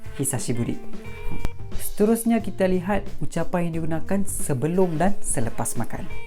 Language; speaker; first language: Malay; native; Malay